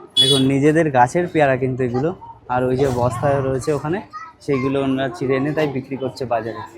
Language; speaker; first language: Bangla; native; Bangla